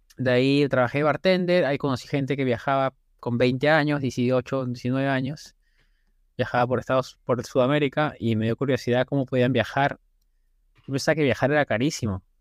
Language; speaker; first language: Spanish; native; Spanish